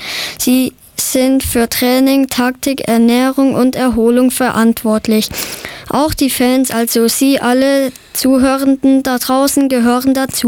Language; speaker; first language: German; native; German